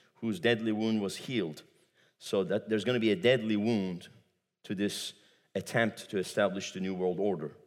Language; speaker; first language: English; non-native, fluent; Turkish